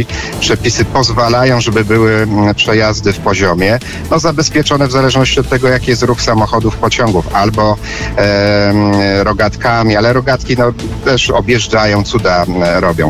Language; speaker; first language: Polish; native; Polish